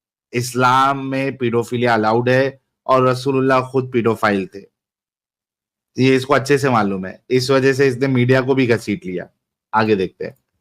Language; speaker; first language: Hindi; native; Hindi